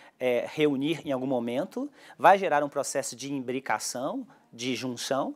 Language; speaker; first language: Portuguese; native; Portuguese